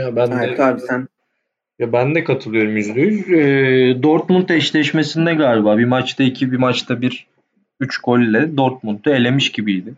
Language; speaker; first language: Turkish; native; Turkish